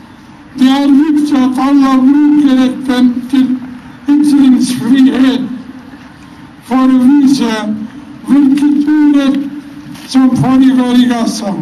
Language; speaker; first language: Norwegian; non-native, fluent; Arabic